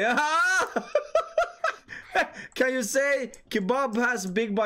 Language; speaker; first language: English; non-native, fluent; Swedish